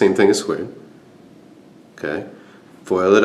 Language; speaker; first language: English; native; English